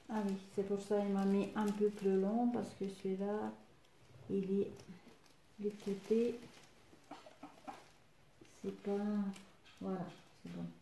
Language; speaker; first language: French; non-native, fluent; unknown